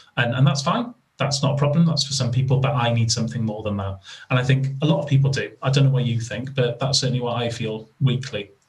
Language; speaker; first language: English; native; English